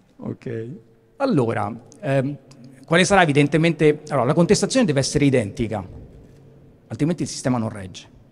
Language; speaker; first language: Italian; native; Italian